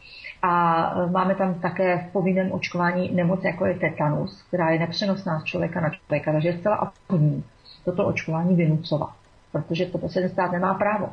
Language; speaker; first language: Czech; native; Czech